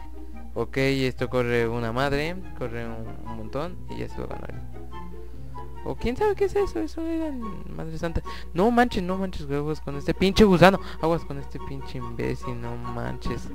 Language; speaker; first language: Spanish; native; Spanish